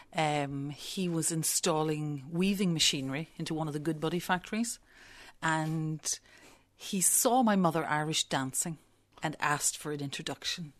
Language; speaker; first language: English; native; English